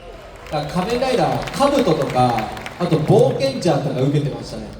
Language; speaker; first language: Japanese; native; Japanese